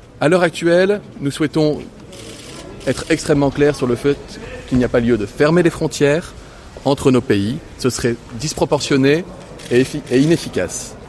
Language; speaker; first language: French; native; French